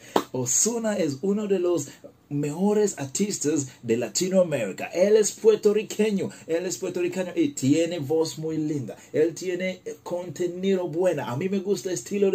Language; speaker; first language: Spanish; non-native, learner; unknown